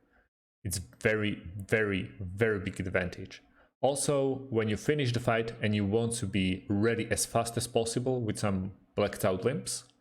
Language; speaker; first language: English; non-native, fluent; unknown